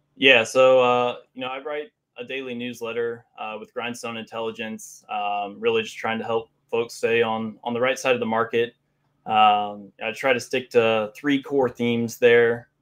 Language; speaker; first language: English; native; English